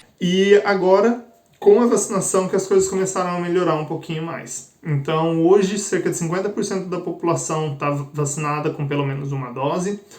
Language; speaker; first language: Portuguese; native; Portuguese